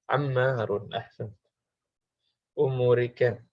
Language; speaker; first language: Indonesian; native; Indonesian